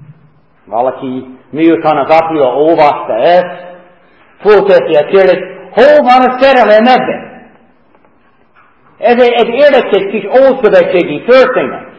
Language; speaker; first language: Hungarian; non-native, fluent; English